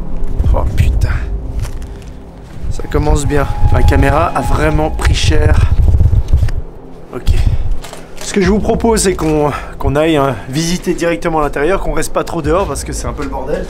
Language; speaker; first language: French; native; French